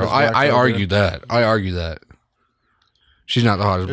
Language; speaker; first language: English; native; English